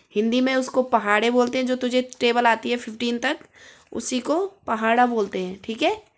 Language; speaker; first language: Hindi; native; Hindi